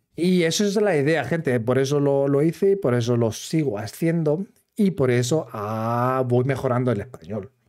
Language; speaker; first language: Spanish; non-native, fluent; German